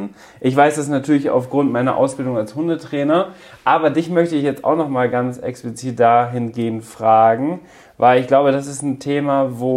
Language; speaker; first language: German; native; German